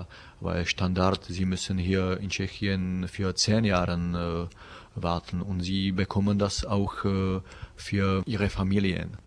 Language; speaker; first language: German; non-native, learner; Czech